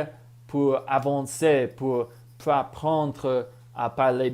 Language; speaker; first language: French; non-native, fluent; English